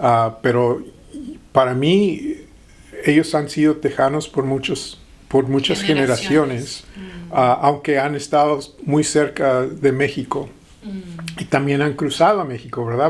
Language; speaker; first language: Spanish; early bilingual, heritage; Spanish